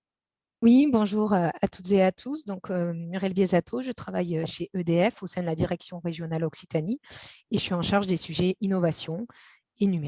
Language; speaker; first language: French; native; French